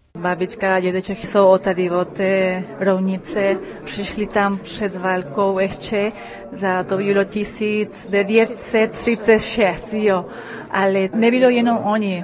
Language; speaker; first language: Czech; early bilingual, heritage; Spanish